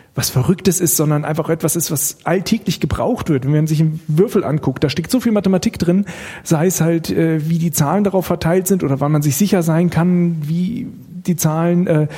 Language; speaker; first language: German; native; German